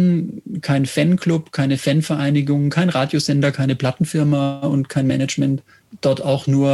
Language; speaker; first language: German; native; German